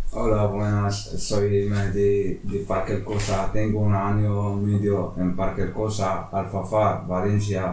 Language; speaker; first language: Spanish; non-native, learner; Arabic